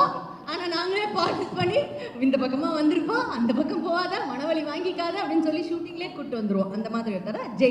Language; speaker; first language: Tamil; native; Tamil